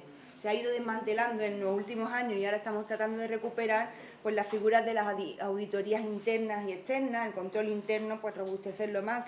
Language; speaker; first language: Spanish; native; Spanish